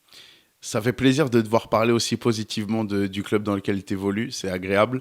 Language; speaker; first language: French; native; French